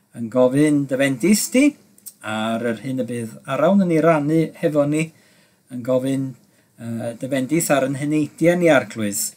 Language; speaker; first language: Welsh; native; Welsh